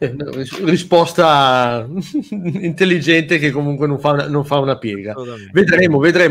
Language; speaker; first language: Italian; native; Italian